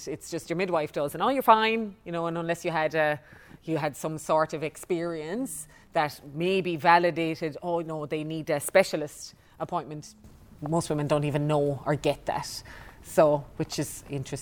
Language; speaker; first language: English; native; English